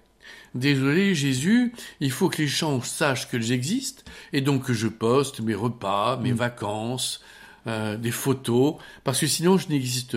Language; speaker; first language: French; native; French